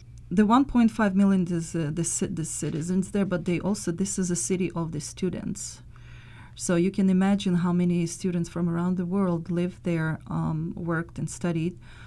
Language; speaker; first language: English; non-native, fluent; Russian